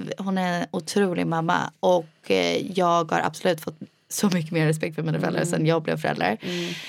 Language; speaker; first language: Swedish; early bilingual, heritage; Swedish